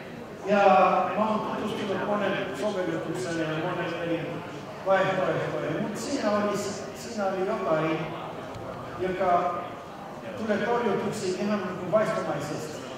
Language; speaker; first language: Finnish; non-native, fluent; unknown